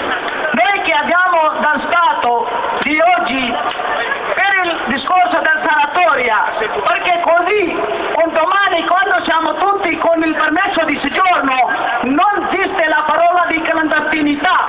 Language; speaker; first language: Italian; non-native, learner; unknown